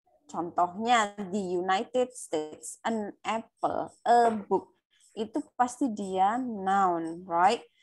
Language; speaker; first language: English; non-native, fluent; Indonesian